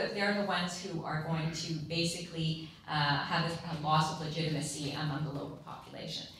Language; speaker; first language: English; native; English